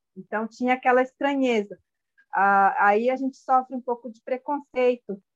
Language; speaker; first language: Portuguese; non-native, local second language; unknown